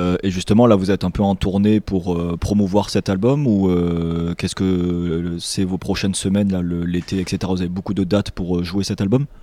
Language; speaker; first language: French; native; French